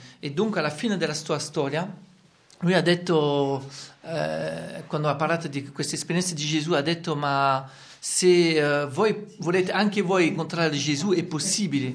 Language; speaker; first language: Italian; non-native, fluent; French